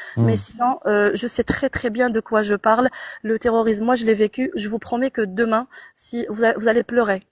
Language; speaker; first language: French; non-native, local second language; Arabic